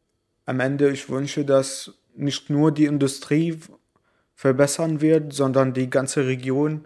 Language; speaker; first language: German; non-native, fluent; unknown